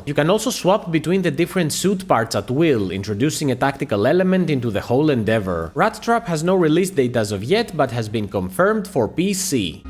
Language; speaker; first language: English; native; English